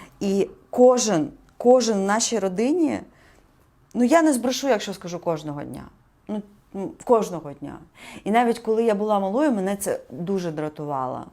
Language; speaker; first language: Ukrainian; non-native, local second language; Crimean Tatar